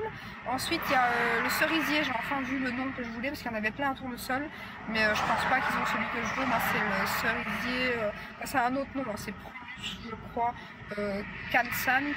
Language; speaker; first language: French; native; French